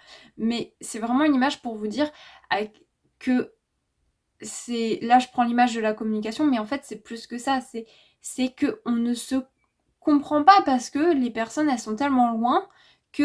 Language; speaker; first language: French; native; French